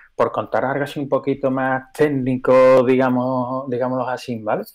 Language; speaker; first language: Spanish; native; Spanish